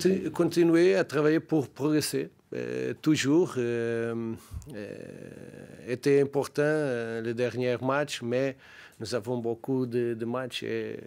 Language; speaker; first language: French; non-native, learner; Portuguese